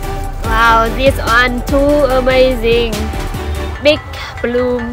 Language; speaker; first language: English; non-native, learner; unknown